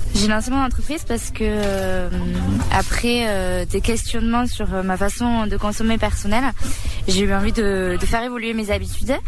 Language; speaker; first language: French; early bilingual, other home language; Spanish